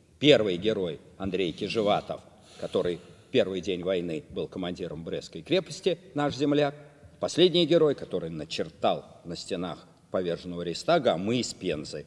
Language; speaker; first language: Russian; native; Russian